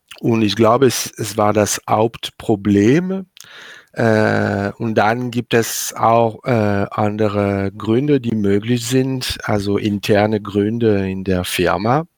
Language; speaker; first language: German; non-native, learner; French